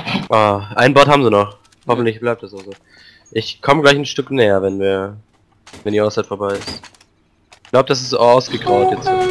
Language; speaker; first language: German; native; German